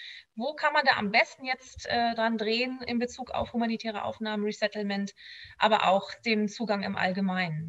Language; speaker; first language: German; native; German